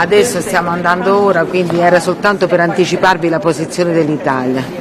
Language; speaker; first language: Italian; native; Italian